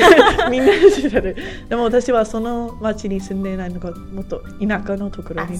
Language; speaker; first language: Japanese; non-native, learner; English